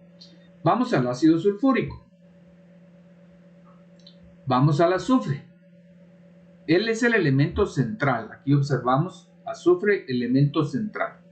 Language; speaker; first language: Spanish; native; Spanish